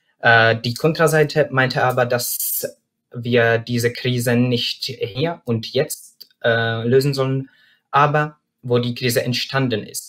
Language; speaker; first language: German; non-native, fluent; Czech